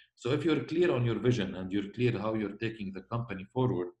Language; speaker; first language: English; non-native, fluent; Arabic